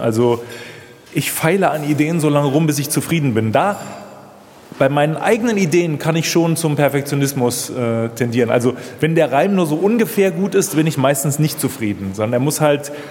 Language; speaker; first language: German; native; German